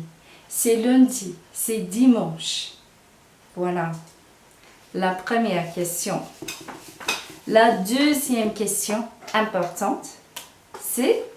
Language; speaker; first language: French; non-native, fluent; English